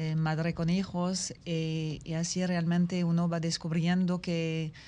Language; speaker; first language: Spanish; non-native, fluent; French